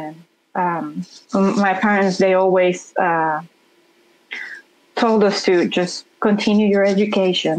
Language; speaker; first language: English; non-native, fluent; Spanish